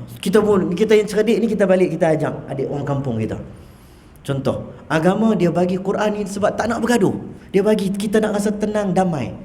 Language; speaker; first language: Malay; native; Malay